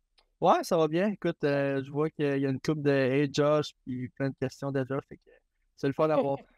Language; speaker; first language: French; native; French